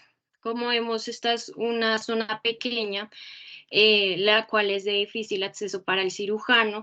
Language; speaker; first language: Spanish; native; Spanish